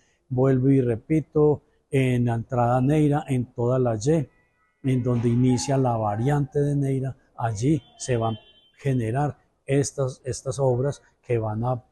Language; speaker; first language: Spanish; native; Spanish